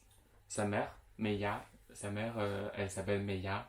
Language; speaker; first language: French; non-native, fluent; Chinese